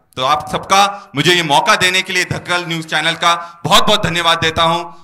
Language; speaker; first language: Hindi; native; Hindi